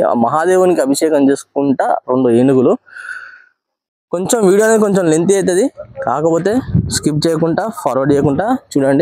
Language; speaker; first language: Telugu; native; Telugu